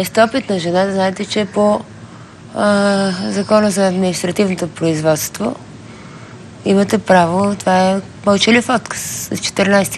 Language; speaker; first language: Bulgarian; native; Bulgarian